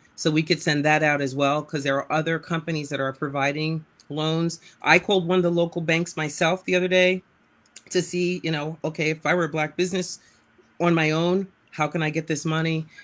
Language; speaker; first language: English; native; English